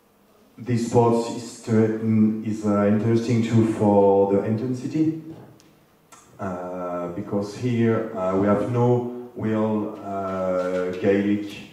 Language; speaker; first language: English; non-native, fluent; French